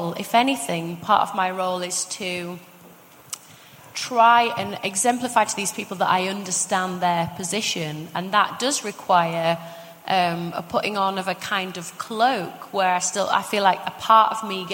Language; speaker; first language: English; native; English